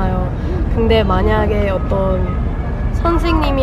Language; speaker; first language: Korean; non-native, learner; German